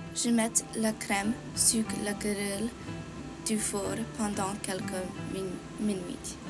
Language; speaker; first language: French; non-native, learner; English